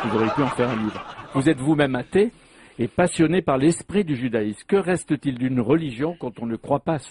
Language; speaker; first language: French; native; French